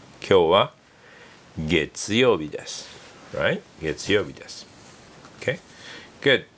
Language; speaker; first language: Japanese; non-native, fluent; English